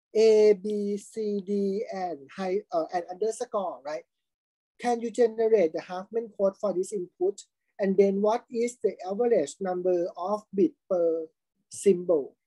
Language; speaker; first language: English; non-native, fluent; Thai